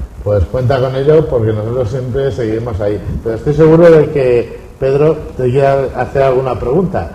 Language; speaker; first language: Spanish; native; Spanish